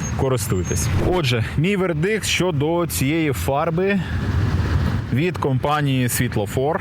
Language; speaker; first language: Ukrainian; native; Ukrainian